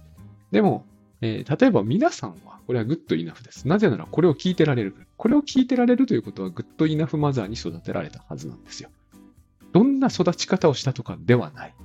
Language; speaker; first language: Japanese; native; Japanese